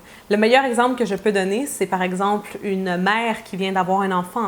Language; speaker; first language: French; native; French